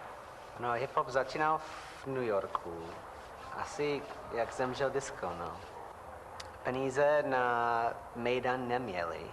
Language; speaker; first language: Czech; non-native, fluent; English